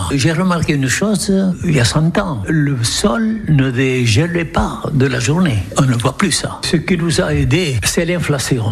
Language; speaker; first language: French; non-native, local second language; Occitan